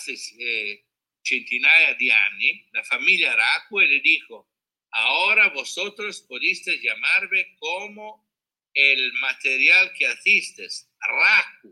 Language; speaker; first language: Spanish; non-native, learner; Italian